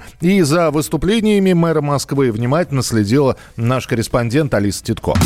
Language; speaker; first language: Russian; native; Russian